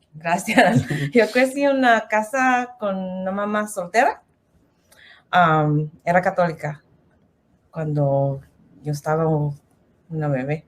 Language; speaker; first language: Spanish; non-native, learner; English